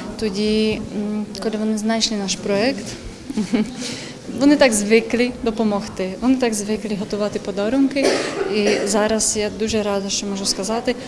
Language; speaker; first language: Ukrainian; non-native, fluent; Czech